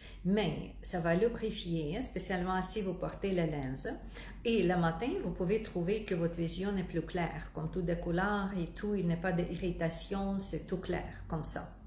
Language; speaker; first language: French; non-native, fluent; Russian